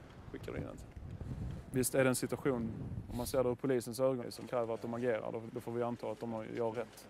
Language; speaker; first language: Swedish; native; Swedish